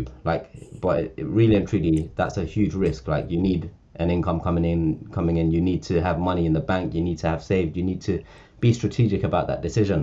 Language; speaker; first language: English; native; English